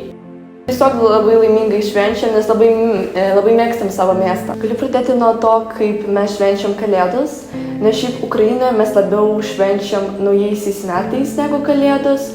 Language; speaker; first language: Lithuanian; non-native, learner; Ukrainian